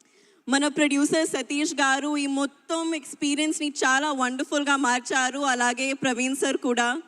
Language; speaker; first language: Telugu; non-native, local second language; Hindi